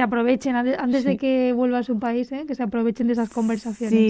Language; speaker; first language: Spanish; native; Spanish